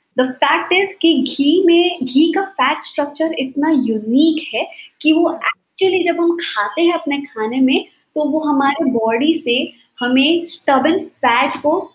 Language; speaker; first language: Hindi; native; Hindi